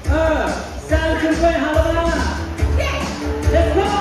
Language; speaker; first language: Chinese; non-native, fluent; Thai